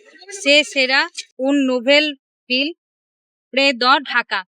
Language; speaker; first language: French; non-native, learner; Bangla